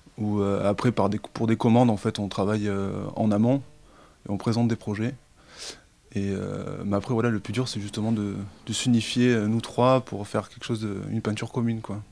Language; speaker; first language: French; native; French